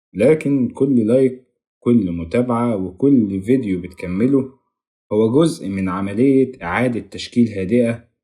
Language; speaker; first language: Arabic; native; Arabic